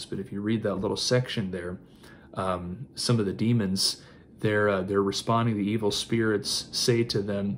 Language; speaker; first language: English; native; English